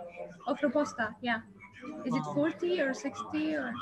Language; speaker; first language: English; non-native, fluent; Arabic